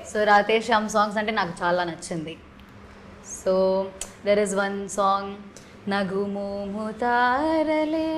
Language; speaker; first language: Telugu; non-native, learner; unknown